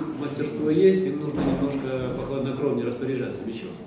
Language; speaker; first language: Russian; native; Russian